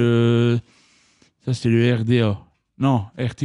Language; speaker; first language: French; native; French